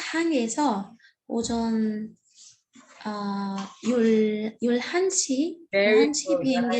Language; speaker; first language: Korean; non-native, learner; Arabic